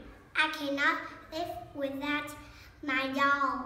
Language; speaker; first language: English; non-native, learner; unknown